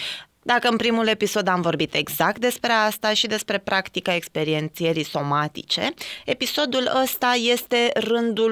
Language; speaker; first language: Romanian; native; Romanian